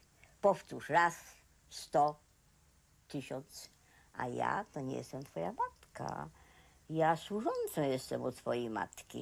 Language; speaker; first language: Polish; native; Polish